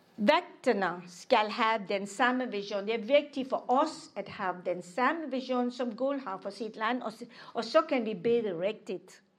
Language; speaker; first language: Danish; non-native, fluent; English